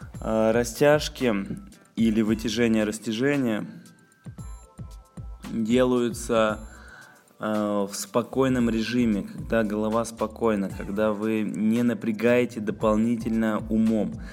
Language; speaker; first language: Russian; native; Russian